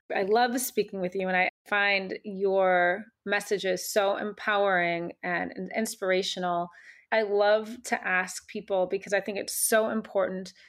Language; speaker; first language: English; native; English